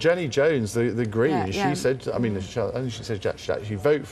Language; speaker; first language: English; native; English